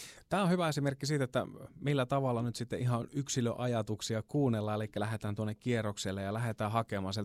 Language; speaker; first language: Finnish; native; Finnish